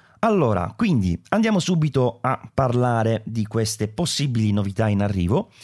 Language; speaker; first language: Italian; native; Italian